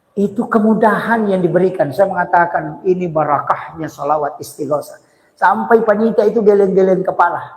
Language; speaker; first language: Indonesian; non-native, local second language; Buginese